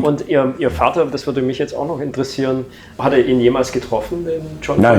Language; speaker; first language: German; native; German